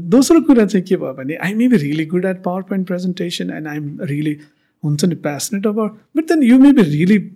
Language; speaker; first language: English; non-native, local second language; Nepali